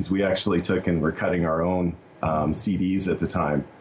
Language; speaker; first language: English; native; English